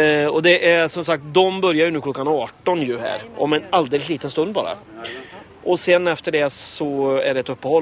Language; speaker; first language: Swedish; native; Swedish